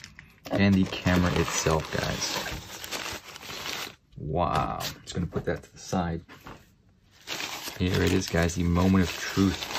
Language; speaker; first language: English; native; English